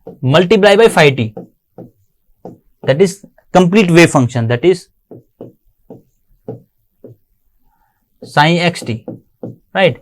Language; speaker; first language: English; non-native, local second language; Hindi